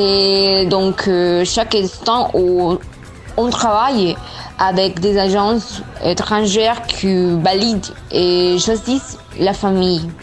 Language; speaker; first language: French; non-native, learner; Spanish